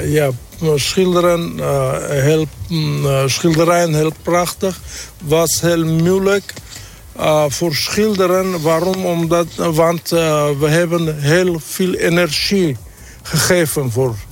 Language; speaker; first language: Dutch; non-native, learner; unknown